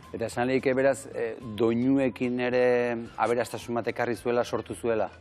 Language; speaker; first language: Basque; native; Basque